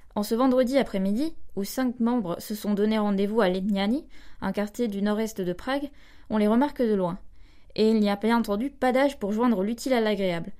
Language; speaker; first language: French; native; French